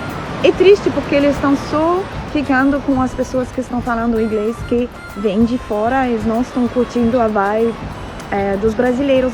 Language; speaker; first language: Portuguese; non-native, fluent; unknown